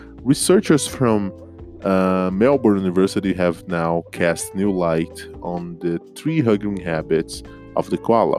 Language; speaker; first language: English; non-native, fluent; Portuguese